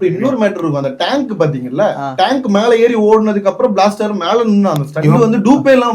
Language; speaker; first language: Tamil; native; Tamil